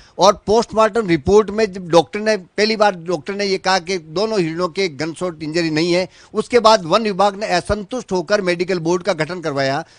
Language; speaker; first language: Hindi; native; Hindi